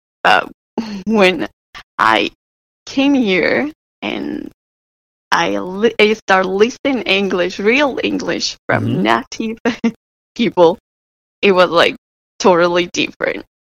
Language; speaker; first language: English; non-native, fluent; Spanish